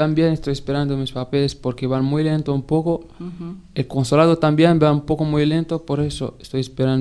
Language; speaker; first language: Spanish; non-native, learner; Arabic